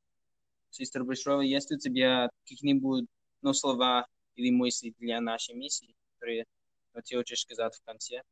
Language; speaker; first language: Russian; non-native, fluent; English